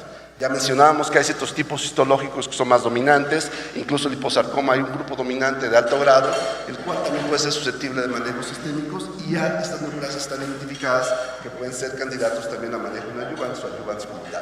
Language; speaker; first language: Spanish; native; Spanish